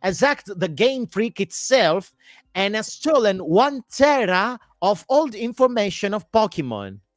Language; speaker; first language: English; non-native, fluent; Italian